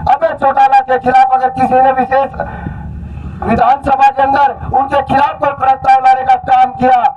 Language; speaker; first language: Hindi; native; Hindi